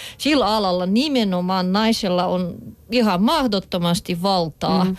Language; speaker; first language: Finnish; non-native, fluent; Russian